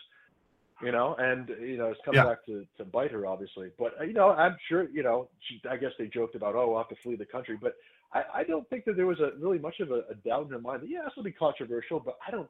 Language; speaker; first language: English; native; English